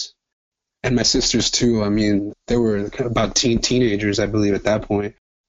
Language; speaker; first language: English; native; English